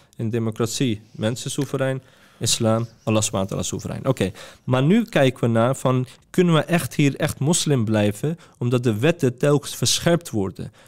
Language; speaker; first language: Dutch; early bilingual, other home language; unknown